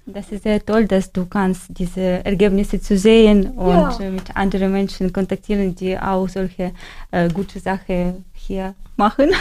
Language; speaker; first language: German; non-native, learner; Ukrainian